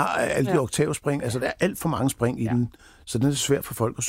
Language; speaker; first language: Danish; native; Danish